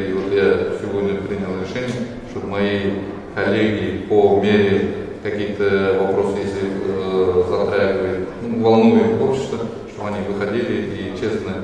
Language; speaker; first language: Russian; non-native, local second language; Kazakh